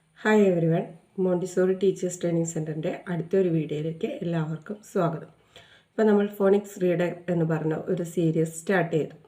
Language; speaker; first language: Malayalam; native; Malayalam